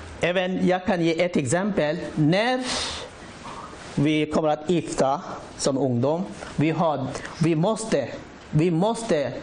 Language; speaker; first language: Swedish; non-native, learner; Rohingya